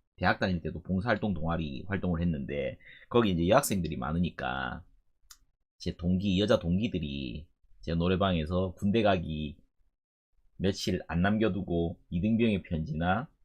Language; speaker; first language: Korean; native; Korean